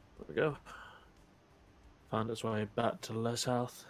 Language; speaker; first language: English; native; English